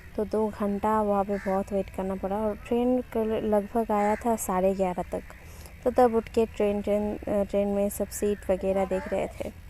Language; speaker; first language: Hindi; non-native, local second language; Bangla